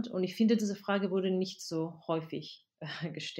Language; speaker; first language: German; non-native, fluent; Spanish